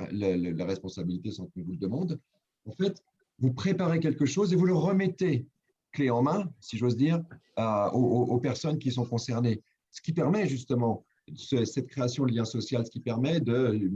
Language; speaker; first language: French; native; French